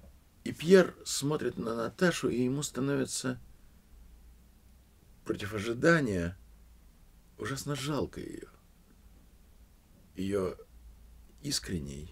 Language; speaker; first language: Russian; native; Russian